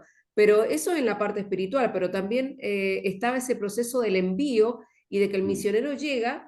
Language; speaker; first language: Spanish; native; Spanish